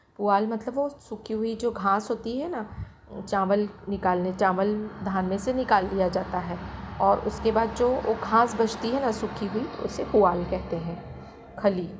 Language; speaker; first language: Hindi; non-native, local second language; Marathi